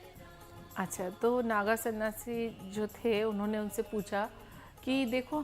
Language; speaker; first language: Hindi; native; Hindi